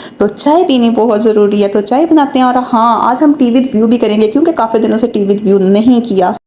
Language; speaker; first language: Urdu; native; Urdu